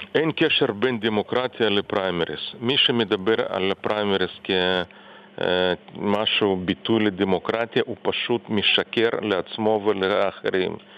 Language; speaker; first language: Hebrew; non-native, fluent; Russian